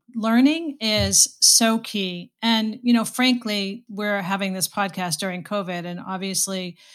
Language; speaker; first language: English; native; English